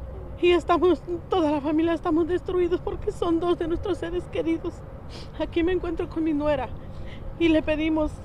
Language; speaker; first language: Spanish; native; Spanish